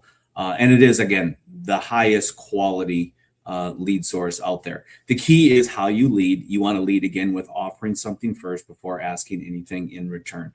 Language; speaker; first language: English; native; English